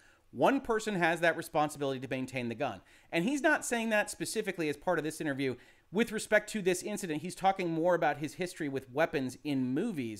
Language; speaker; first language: English; native; English